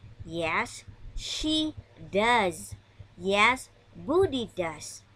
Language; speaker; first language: English; non-native, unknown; Indonesian